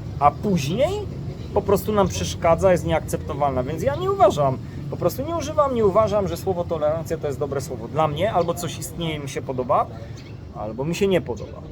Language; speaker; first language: Polish; native; Polish